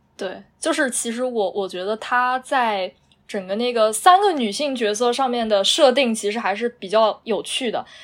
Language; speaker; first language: Chinese; native; Chinese